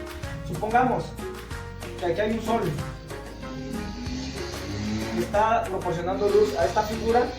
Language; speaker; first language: Spanish; native; Spanish